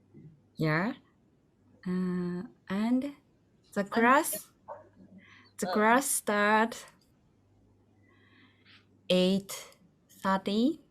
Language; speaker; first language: English; non-native, learner; Japanese